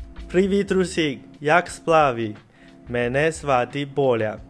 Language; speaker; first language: Ukrainian; non-native, learner; Chinese